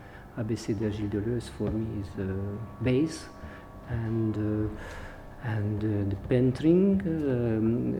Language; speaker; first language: English; non-native, learner; Hungarian